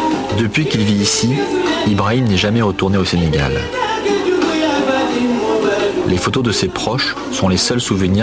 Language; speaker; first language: French; native; French